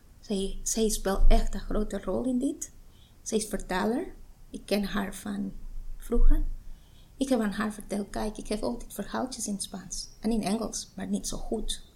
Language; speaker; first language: Dutch; non-native, fluent; Spanish